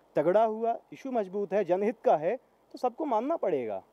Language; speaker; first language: Hindi; native; Hindi